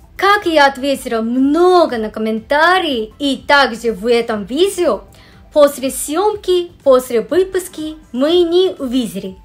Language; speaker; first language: Russian; non-native, fluent; Japanese